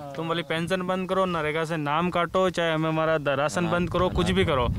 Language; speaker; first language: Hindi; native; Hindi